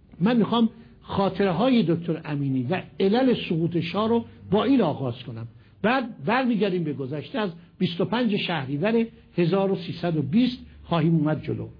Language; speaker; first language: Persian; native; Persian